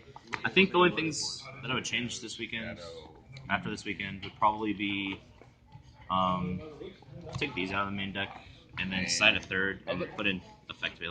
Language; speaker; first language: English; native; English